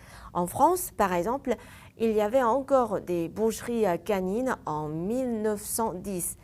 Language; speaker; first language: French; non-native, fluent; Chinese